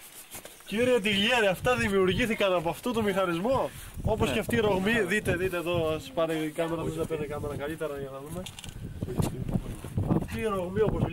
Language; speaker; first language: Greek; native; Greek